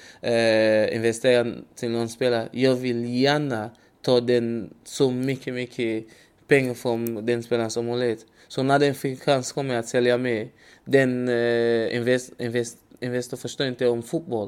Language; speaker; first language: Swedish; non-native, learner; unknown